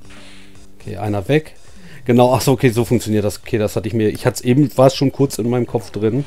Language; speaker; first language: German; native; German